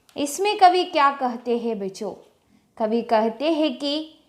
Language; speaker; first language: Hindi; non-native, local second language; Malayalam